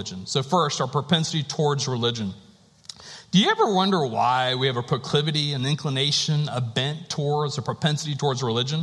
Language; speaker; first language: English; native; English